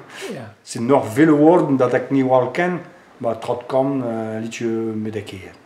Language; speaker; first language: Dutch; non-native, local second language; French